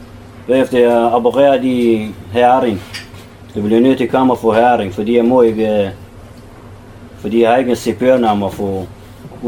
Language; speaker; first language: Danish; non-native, learner; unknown